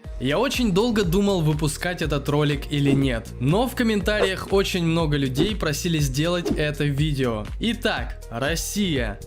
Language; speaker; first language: Russian; native; Russian